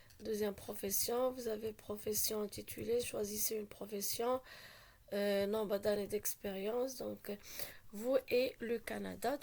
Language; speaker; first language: French; non-native, local second language; Arabic